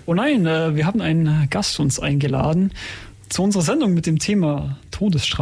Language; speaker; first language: German; native; German